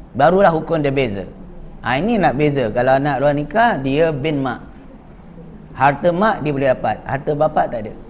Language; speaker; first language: Malay; native; Malay